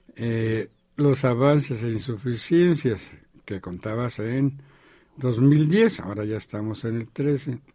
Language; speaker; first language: Spanish; native; Spanish